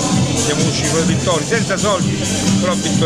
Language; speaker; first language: Italian; native; Italian